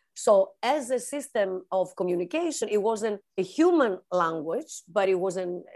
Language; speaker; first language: English; non-native, fluent; Greek